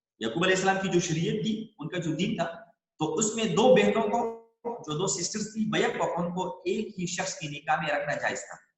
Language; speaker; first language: Urdu; non-native, local second language; Pashto